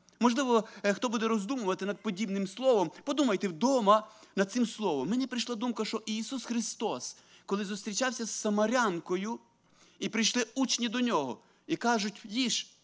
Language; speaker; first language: Ukrainian; native; Ukrainian